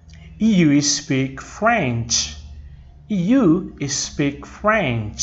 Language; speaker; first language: English; non-native, fluent; Portuguese